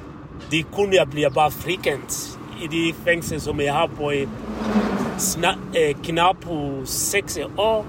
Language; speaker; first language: Danish; non-native, learner; Kinyarwanda